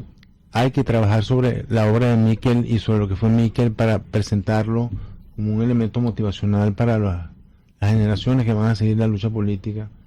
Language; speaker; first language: Spanish; native; Spanish